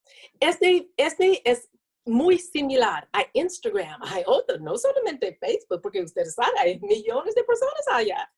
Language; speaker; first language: Spanish; non-native, learner; English